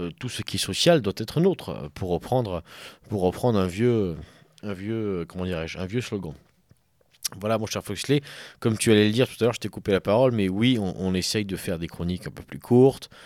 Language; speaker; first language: French; native; French